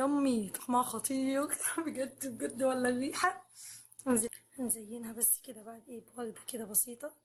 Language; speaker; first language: Arabic; native; Arabic